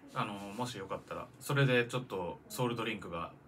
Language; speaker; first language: Japanese; native; Japanese